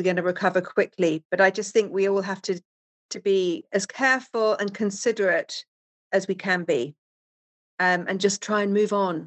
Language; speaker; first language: English; native; English